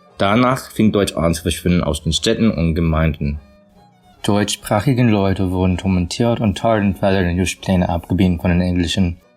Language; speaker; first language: German; early bilingual, heritage; German